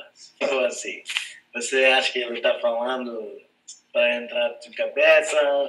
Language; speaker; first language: Portuguese; non-native, fluent; English